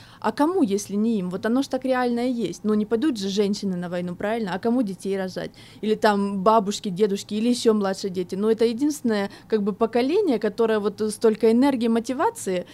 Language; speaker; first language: Russian; native; Russian